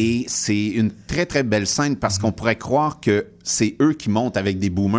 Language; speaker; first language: French; native; French